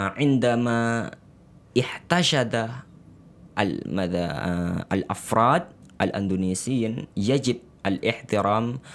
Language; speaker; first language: Arabic; non-native, fluent; Indonesian